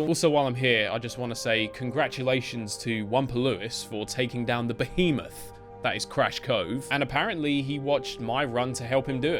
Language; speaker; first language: English; native; English